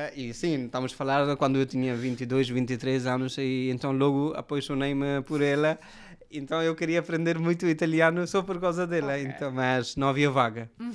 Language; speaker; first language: Portuguese; non-native, fluent; Hindi